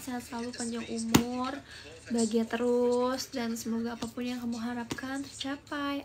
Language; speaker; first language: Indonesian; native; Indonesian